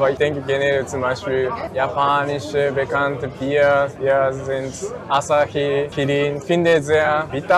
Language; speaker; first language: German; non-native, learner; Japanese